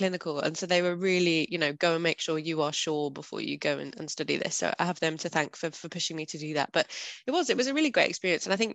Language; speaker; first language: English; native; English